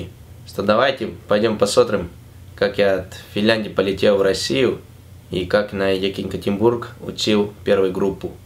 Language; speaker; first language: Russian; non-native, learner; Finnish